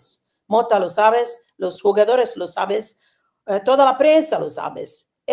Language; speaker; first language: Spanish; non-native, learner; Italian